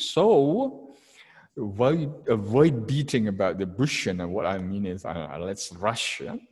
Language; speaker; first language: English; non-native, fluent; Indonesian